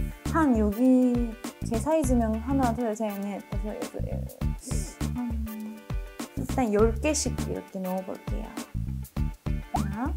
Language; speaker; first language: Korean; non-native, fluent; Japanese